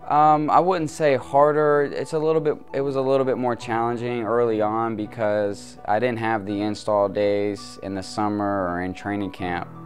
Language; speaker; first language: English; native; English